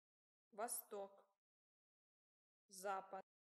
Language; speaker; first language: Russian; non-native, learner; English